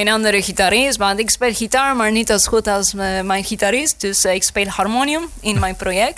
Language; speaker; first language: Dutch; non-native, learner; Spanish